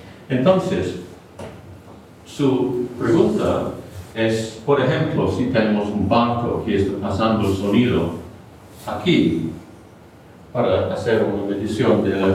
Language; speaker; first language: Spanish; non-native, fluent; English